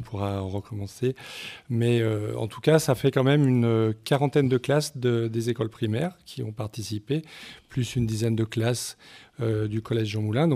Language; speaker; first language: French; native; French